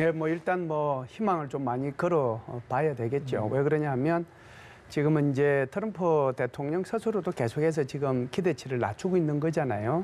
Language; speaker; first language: Korean; native; Korean